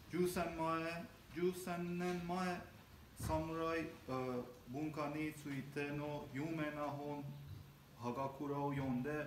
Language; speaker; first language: Japanese; non-native, learner; Armenian